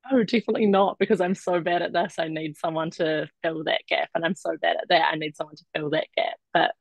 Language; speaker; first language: English; native; English